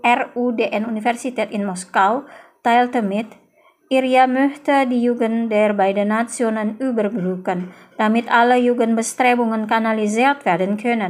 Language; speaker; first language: German; non-native, fluent; Indonesian